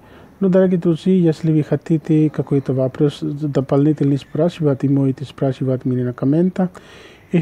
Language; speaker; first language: Russian; non-native, learner; Urdu